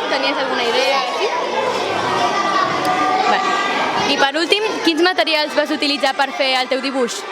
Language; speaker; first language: Catalan; native; Catalan